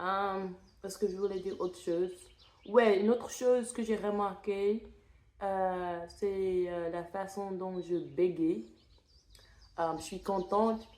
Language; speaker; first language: French; non-native, fluent; English